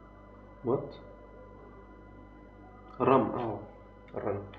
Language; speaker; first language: English; non-native, fluent; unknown